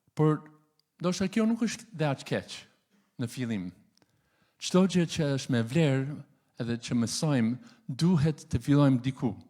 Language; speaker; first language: Albanian; non-native, fluent; English